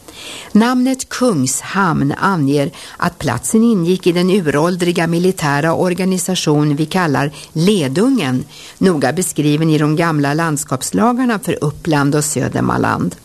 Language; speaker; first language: Swedish; native; Swedish